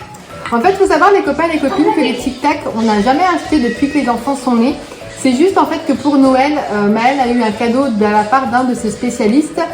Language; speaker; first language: French; native; French